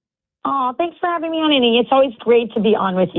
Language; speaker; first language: English; native; English